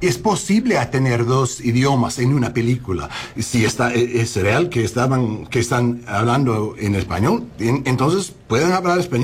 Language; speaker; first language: Spanish; non-native, learner; English